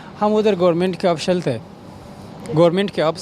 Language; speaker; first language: Hindi; non-native, learner; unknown